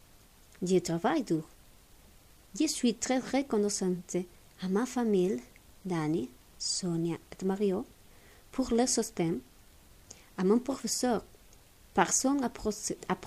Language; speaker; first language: French; non-native, learner; Spanish